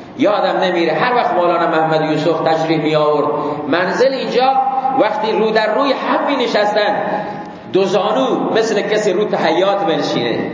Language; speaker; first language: Persian; non-native, local second language; Baluchi